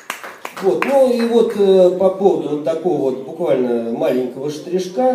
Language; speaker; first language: Russian; native; Russian